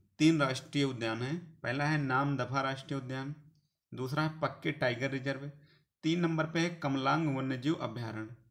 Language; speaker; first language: Hindi; native; Hindi